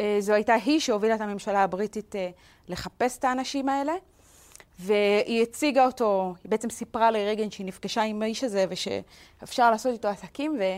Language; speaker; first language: Hebrew; native; Hebrew